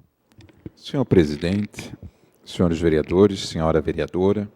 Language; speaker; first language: Portuguese; native; Portuguese